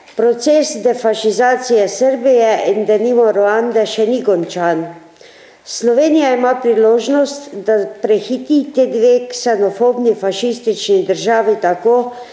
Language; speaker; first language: Slovenian; native; Slovenian